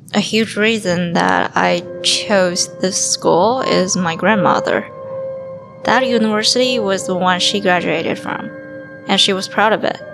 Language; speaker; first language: English; non-native, fluent; Chinese